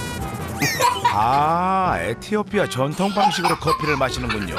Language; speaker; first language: Korean; native; Korean